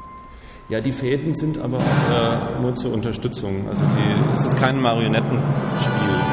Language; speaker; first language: German; native; German